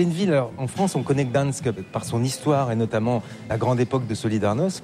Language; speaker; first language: French; native; French